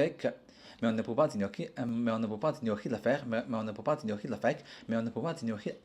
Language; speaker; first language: French; non-native, learner; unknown